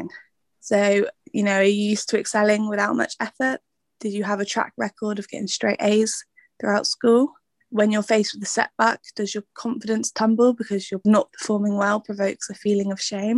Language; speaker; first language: English; native; English